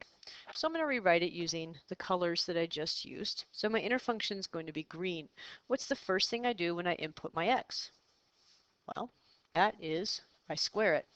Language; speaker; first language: English; native; English